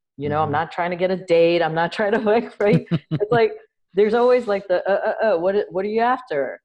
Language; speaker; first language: English; native; English